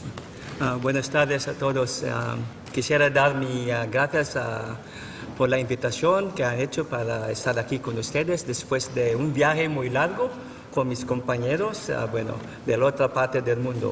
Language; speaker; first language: Spanish; non-native, fluent; Filipino